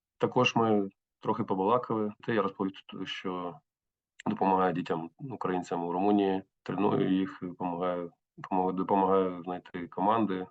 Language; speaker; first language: Ukrainian; non-native, local second language; Russian